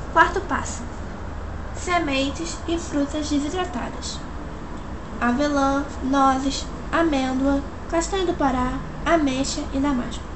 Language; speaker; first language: Portuguese; native; Portuguese